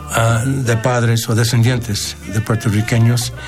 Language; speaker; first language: Spanish; non-native, fluent; English